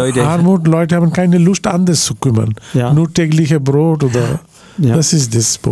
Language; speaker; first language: German; non-native, learner; Bangla